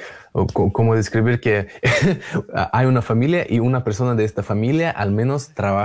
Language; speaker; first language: Spanish; non-native, learner; Russian